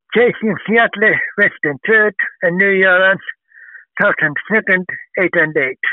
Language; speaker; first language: English; non-native, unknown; Finnish